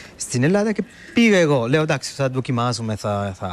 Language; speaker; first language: Greek; non-native, learner; Italian